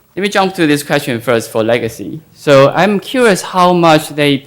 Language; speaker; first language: English; non-native, fluent; Chinese